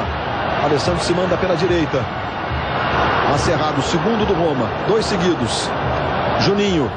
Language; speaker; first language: Portuguese; native; Portuguese